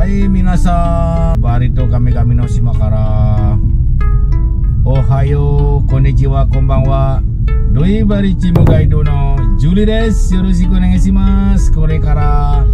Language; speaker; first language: Japanese; non-native, fluent; Indonesian